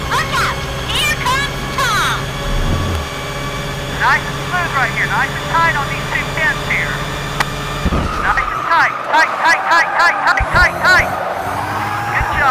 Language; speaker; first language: English; native; English